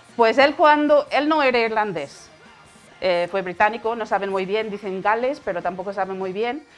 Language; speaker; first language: Spanish; non-native, fluent; English